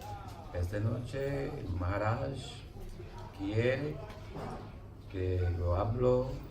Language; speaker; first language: Spanish; non-native, learner; English